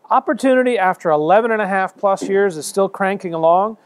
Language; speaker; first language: English; native; English